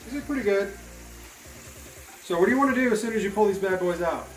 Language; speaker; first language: English; native; English